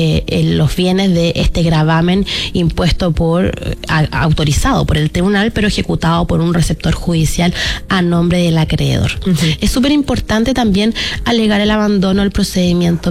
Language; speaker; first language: Spanish; native; Spanish